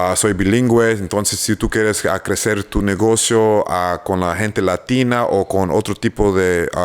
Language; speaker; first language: Spanish; early bilingual, heritage; Spanish